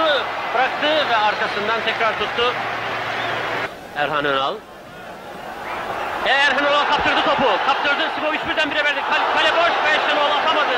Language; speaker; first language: Turkish; native; Turkish